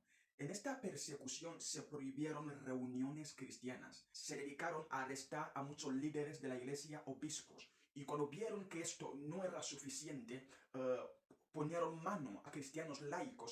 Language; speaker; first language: Spanish; non-native, fluent; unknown